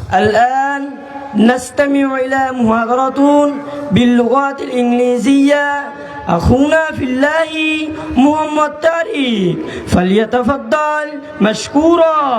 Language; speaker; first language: Arabic; non-native, learner; Bangla